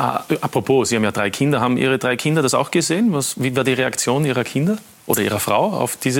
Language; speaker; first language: German; native; German